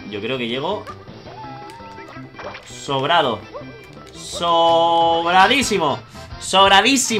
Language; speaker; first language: Spanish; native; Spanish